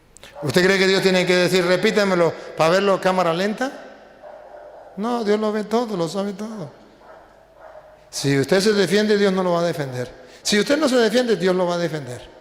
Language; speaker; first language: Spanish; native; Spanish